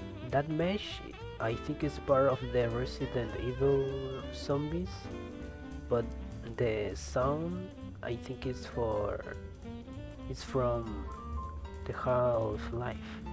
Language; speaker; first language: English; non-native, fluent; Spanish